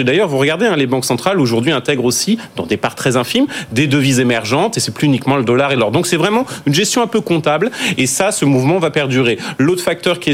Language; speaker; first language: French; native; French